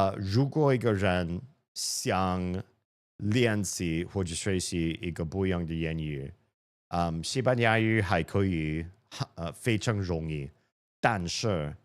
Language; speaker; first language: Chinese; non-native, learner; English